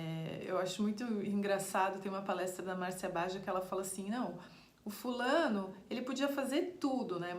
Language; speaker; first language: Portuguese; native; Portuguese